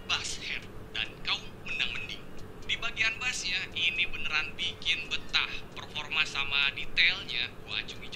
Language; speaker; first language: Indonesian; native; Indonesian